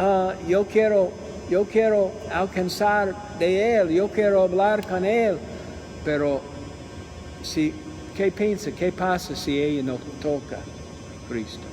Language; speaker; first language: Spanish; non-native, learner; English